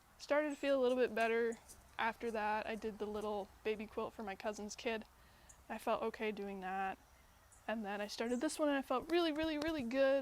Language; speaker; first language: English; native; English